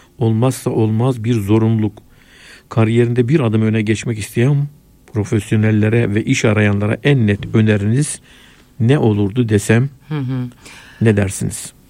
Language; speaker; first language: Turkish; native; Turkish